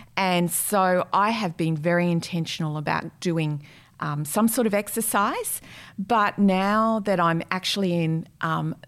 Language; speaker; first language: English; native; English